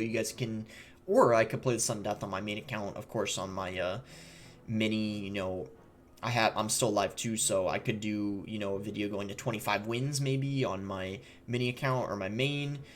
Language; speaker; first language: English; native; English